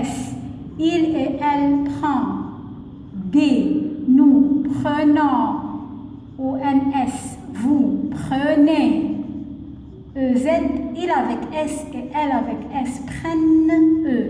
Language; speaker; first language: French; non-native, fluent; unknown